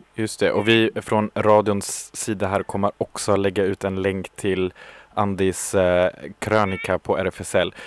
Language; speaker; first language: Swedish; non-native, fluent; German